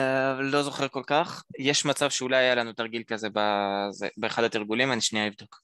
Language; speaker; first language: Hebrew; native; Hebrew